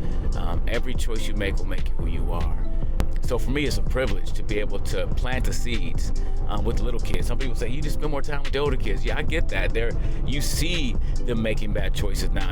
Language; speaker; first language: English; native; English